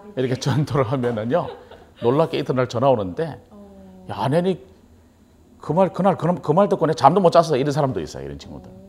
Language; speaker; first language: Korean; native; Korean